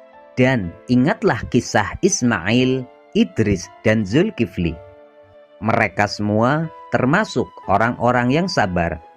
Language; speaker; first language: Indonesian; native; Indonesian